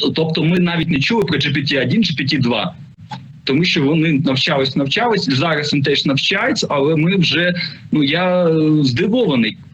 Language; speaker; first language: Ukrainian; non-native, local second language; Russian